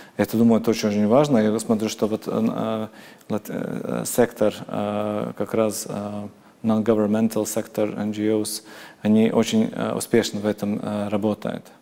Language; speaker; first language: Russian; non-native, local second language; Latvian